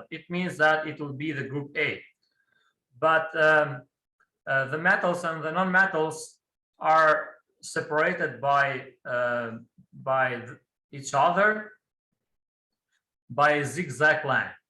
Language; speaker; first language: English; non-native, fluent; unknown